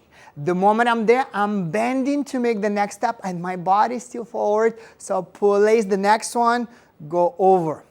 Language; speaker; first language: English; non-native, fluent; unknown